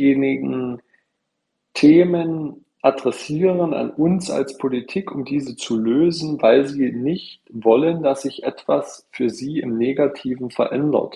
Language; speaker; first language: German; native; German